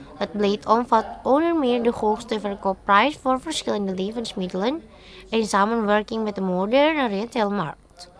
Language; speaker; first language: Dutch; non-native, fluent; Indonesian